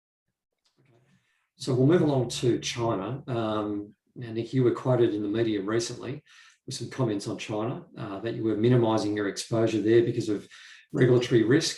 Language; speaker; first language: English; native; English